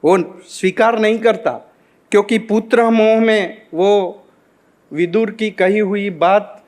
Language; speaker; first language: Hindi; non-native, local second language; Gujarati